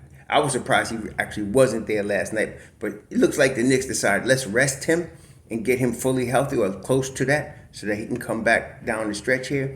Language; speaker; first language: English; native; English